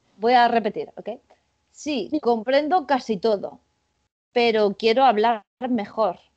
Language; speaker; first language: Spanish; native; Spanish